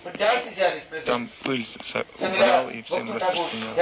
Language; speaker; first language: Russian; non-native, learner; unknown